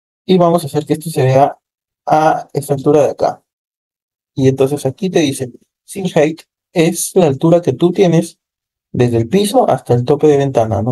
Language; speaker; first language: Spanish; native; Spanish